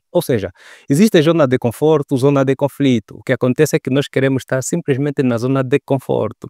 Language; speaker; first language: Portuguese; native; Portuguese